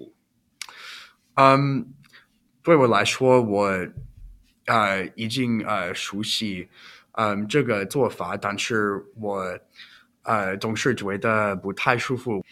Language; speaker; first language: Chinese; non-native, learner; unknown